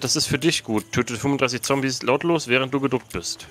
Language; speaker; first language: German; native; German